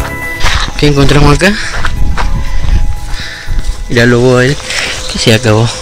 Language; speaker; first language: Spanish; native; Spanish